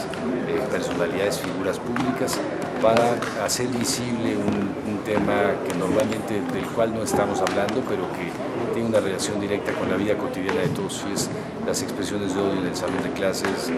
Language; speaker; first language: Spanish; native; Spanish